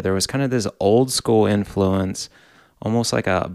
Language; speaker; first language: English; native; English